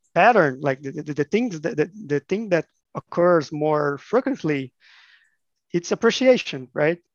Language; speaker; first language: English; non-native, fluent; Portuguese